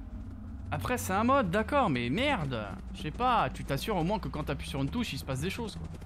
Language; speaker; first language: French; native; French